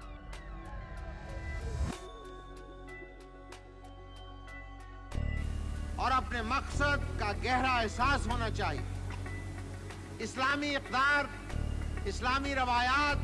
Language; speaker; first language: Urdu; non-native, local second language; Punjabi